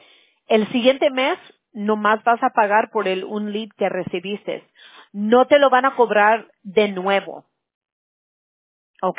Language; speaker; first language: Spanish; early bilingual, heritage; Spanish